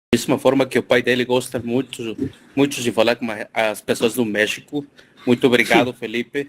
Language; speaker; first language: Portuguese; non-native, fluent; Spanish